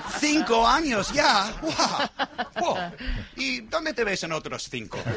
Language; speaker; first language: Spanish; non-native, fluent; English